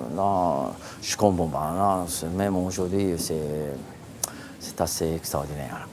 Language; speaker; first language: French; non-native, fluent; Japanese